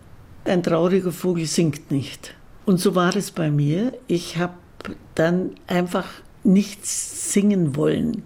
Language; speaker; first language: German; native; German